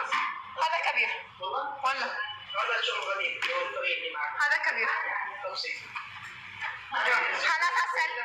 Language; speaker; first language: Arabic; non-native, learner; Amharic